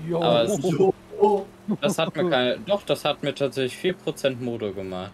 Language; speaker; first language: German; native; German